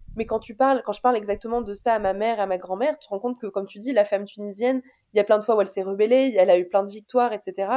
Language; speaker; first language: French; native; French